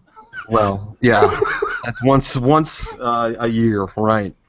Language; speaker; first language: English; native; English